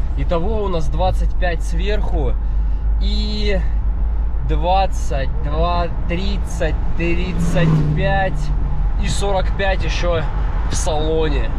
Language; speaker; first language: Russian; native; Russian